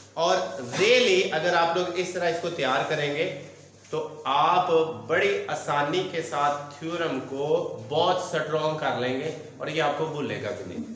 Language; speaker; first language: Urdu; non-native, local second language; Punjabi